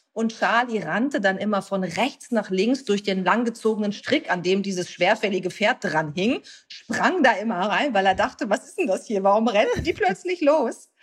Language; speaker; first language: German; native; German